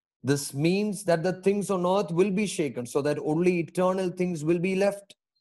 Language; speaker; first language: English; non-native, local second language; Malayalam